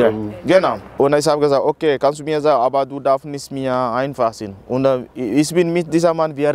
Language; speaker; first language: German; non-native, learner; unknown